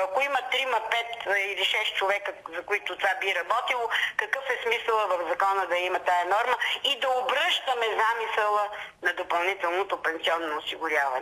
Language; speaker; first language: Bulgarian; native; Bulgarian